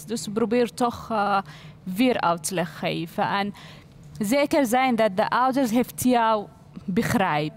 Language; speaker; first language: Dutch; non-native, learner; Arabic